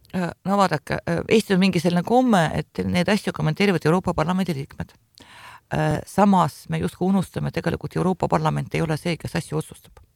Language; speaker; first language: Estonian; non-native, local second language; Russian